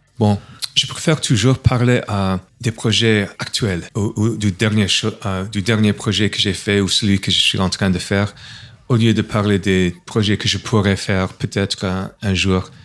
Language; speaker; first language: French; non-native, fluent; English